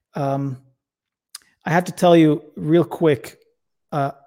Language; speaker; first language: English; native; English